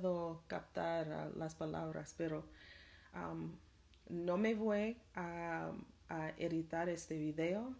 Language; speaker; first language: Spanish; non-native, learner; English